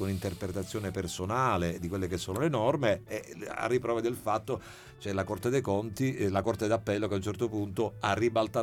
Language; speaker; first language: Italian; native; Italian